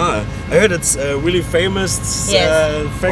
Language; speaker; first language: English; non-native, fluent; German